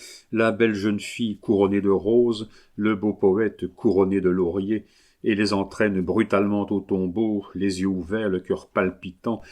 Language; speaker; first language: French; native; French